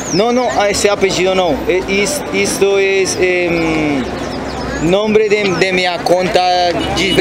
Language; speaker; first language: Portuguese; non-native, learner; Spanish